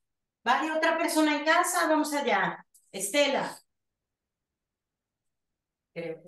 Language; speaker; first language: Spanish; native; Spanish